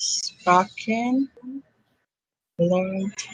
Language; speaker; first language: German; non-native, learner; Filipino